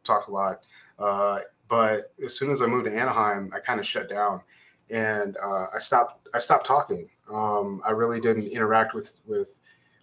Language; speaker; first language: English; native; English